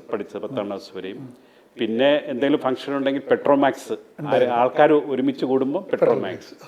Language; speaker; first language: Malayalam; native; Malayalam